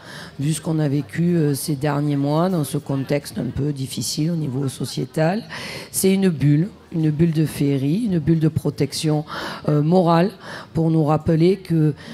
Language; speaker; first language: French; native; French